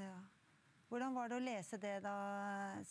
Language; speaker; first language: Norwegian; native; Norwegian